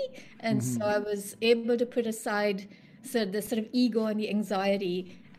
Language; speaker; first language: English; non-native, local second language; Sinhala